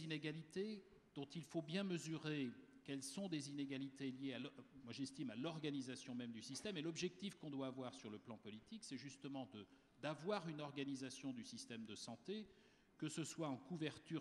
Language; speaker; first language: French; native; French